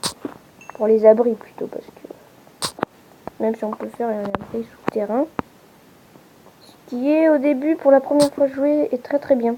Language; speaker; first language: French; native; French